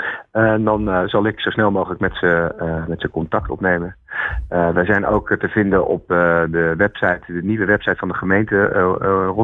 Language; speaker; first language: Dutch; native; Dutch